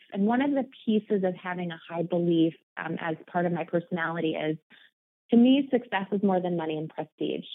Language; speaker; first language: English; native; English